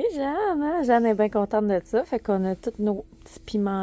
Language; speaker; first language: French; native; French